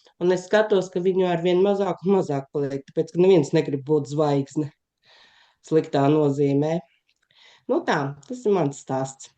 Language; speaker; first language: Latvian; native; Latvian